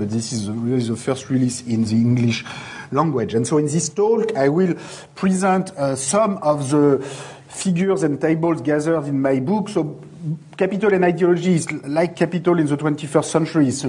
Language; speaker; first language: English; non-native, fluent; French